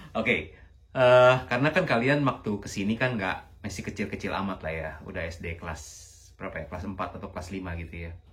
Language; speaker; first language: Indonesian; native; Indonesian